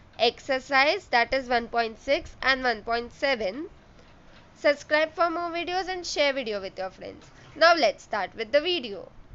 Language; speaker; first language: English; non-native, local second language; Hindi